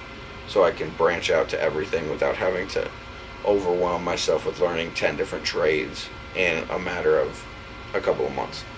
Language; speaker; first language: English; native; English